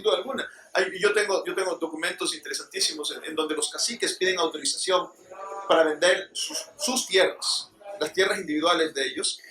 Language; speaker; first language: Spanish; native; Spanish